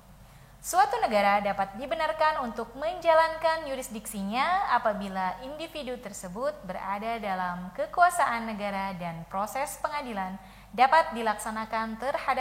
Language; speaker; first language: Indonesian; native; Indonesian